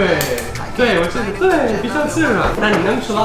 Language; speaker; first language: Chinese; non-native, fluent; English